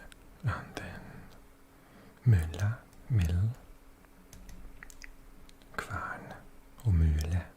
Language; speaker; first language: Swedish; non-native, learner; English